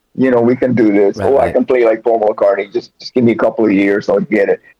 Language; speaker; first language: English; early bilingual, other home language; Spanish